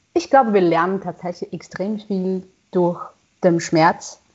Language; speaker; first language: German; non-native, fluent; Chinese